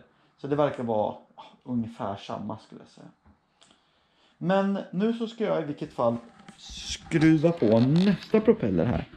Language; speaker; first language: Swedish; native; Swedish